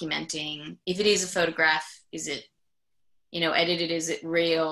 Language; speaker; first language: English; native; English